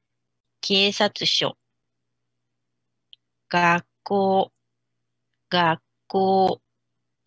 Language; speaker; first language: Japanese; non-native, fluent; Spanish